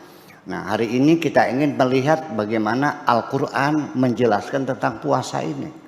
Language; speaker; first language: Indonesian; native; Indonesian